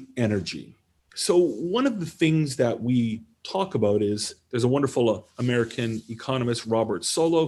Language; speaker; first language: English; native; English